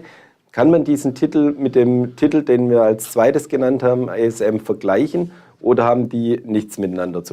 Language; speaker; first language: German; native; German